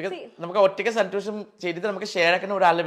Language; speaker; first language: Malayalam; non-native, local second language; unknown